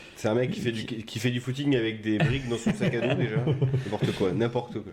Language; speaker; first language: French; native; French